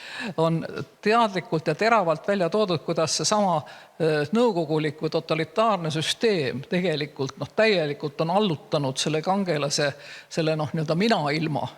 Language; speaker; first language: Estonian; native; Estonian